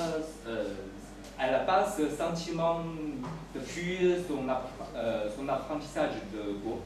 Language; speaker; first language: French; non-native, fluent; Chinese